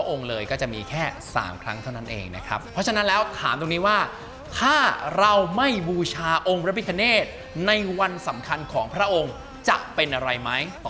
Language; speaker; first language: Thai; native; Thai